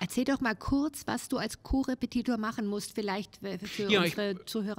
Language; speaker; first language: German; native; German